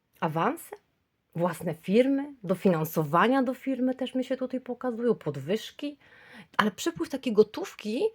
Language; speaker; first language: Polish; native; Polish